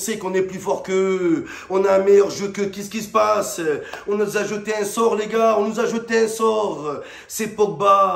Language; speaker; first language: French; native; French